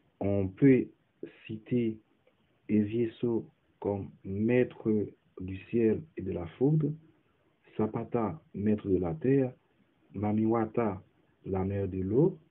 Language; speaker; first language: French; non-native, local second language; Haitian Creole